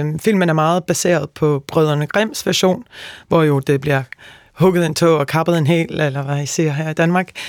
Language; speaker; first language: Danish; early bilingual, heritage; Norwegian